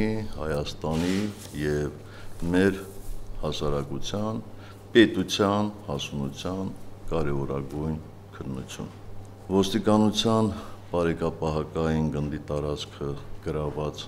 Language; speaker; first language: Armenian; native; Armenian